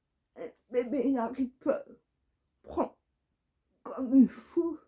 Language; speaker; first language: French; non-native, learner; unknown